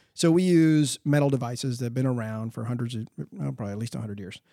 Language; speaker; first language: English; early bilingual, other home language; Spanish